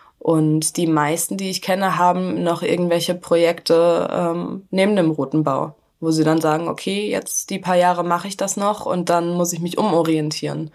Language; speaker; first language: German; native; German